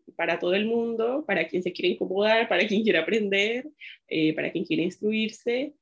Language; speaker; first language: Spanish; native; Spanish